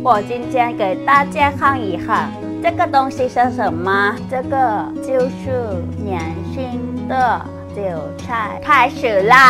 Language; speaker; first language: Chinese; non-native, learner; Thai